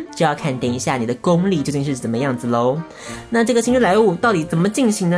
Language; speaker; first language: Chinese; native; Chinese